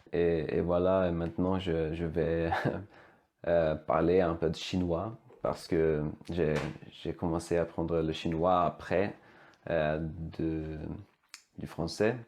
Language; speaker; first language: French; non-native, fluent; Swedish